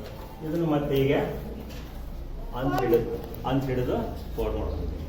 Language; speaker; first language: Kannada; native; Kannada